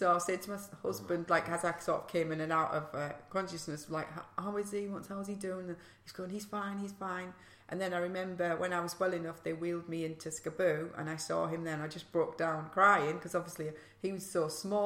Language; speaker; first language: English; native; English